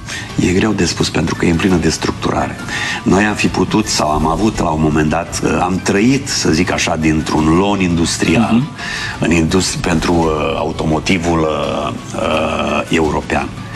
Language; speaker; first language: Romanian; native; Romanian